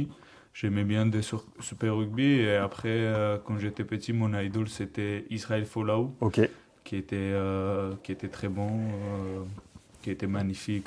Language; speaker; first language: French; non-native, learner; Georgian